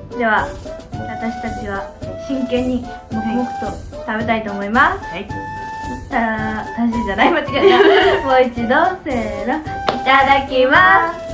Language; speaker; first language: Japanese; native; Japanese